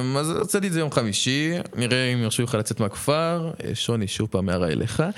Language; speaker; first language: Hebrew; native; Hebrew